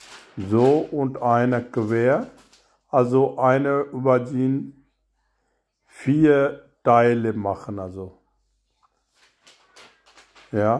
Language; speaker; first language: German; non-native, learner; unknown